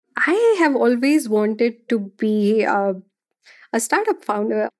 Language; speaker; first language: English; non-native, local second language; Hindi